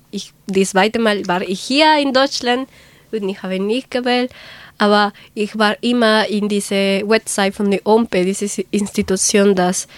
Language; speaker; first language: German; non-native, learner; Spanish